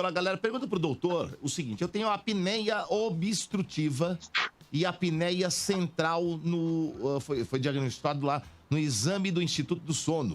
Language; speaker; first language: Portuguese; native; Portuguese